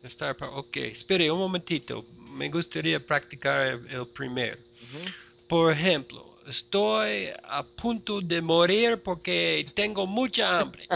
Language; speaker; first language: Spanish; non-native, fluent; English